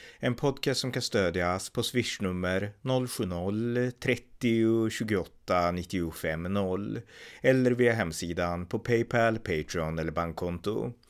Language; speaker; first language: Swedish; native; Swedish